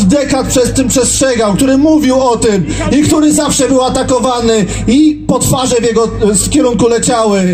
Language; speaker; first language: Polish; native; Polish